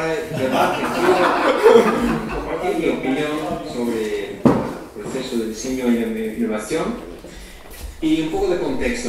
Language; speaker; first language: Spanish; non-native, fluent; Dutch